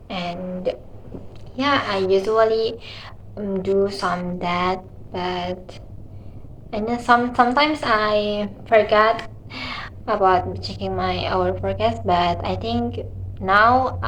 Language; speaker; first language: English; non-native, learner; Indonesian